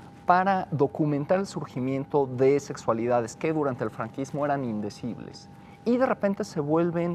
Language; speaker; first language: Spanish; native; Spanish